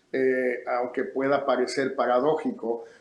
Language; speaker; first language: Spanish; native; Spanish